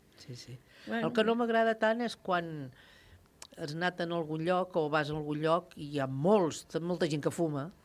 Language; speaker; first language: Catalan; native; Catalan